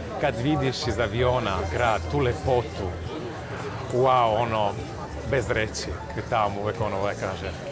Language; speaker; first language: Serbian; early bilingual, heritage; Serbian